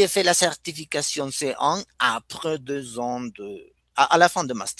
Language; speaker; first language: French; non-native, fluent; Spanish